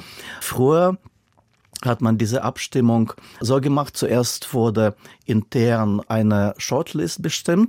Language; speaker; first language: German; non-native, fluent; Russian